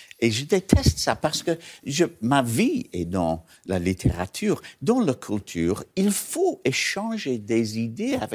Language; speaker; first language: French; non-native, learner; English